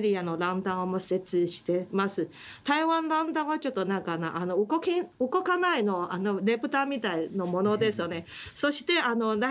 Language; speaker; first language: Japanese; non-native, fluent; Chinese